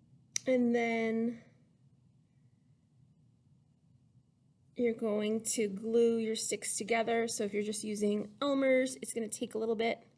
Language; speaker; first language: English; native; English